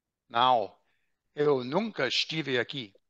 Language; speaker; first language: Portuguese; non-native, learner; English